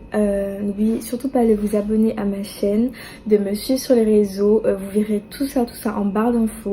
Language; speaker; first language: French; native; French